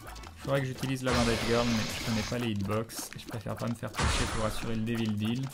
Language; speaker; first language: French; native; French